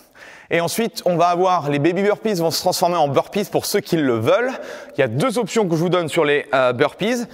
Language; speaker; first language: French; native; French